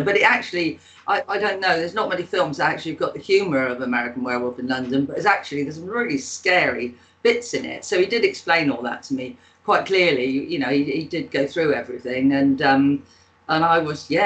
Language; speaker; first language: English; native; English